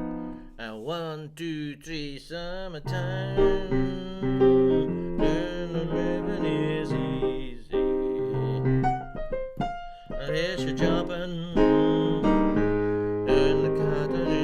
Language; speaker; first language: English; native; English